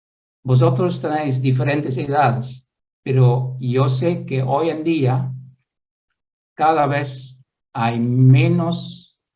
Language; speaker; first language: Spanish; non-native, fluent; Dutch